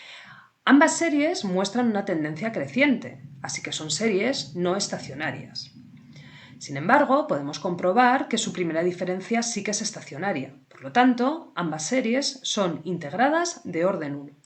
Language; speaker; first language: Spanish; native; Spanish